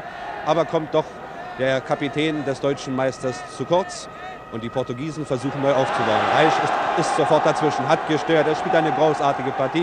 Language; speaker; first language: German; native; German